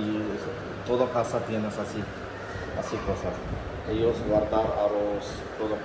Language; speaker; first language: Spanish; non-native, learner; Malayalam